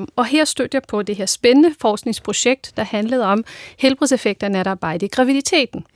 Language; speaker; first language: Danish; non-native, fluent; Portuguese